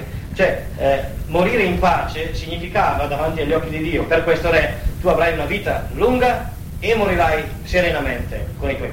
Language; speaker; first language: Italian; native; Italian